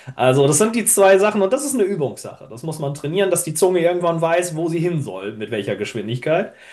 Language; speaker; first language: German; native; German